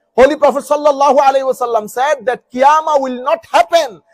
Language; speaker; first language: English; non-native, local second language; Bangla